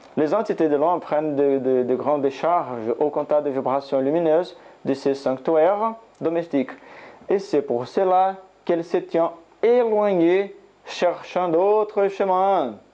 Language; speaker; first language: French; non-native, learner; Portuguese